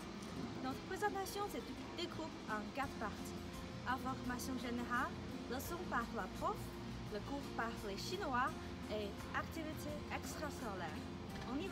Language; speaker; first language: French; non-native, learner; Chinese